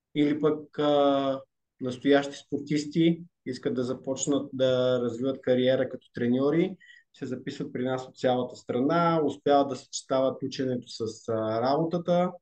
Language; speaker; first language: Bulgarian; native; Bulgarian